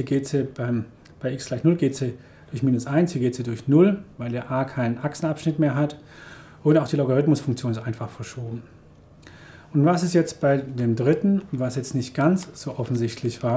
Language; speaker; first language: German; native; German